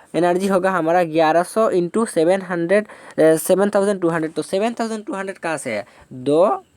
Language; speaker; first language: Hindi; non-native, local second language; Bangla